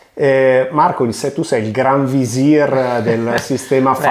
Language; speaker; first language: Italian; native; Italian